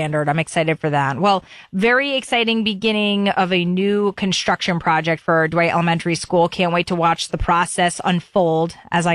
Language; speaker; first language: English; native; English